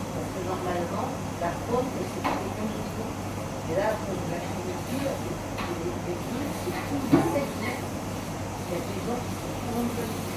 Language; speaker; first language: French; native; French